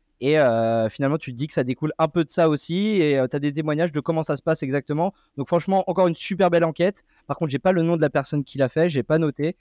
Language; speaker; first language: French; native; French